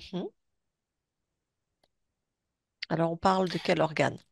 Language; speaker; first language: French; native; French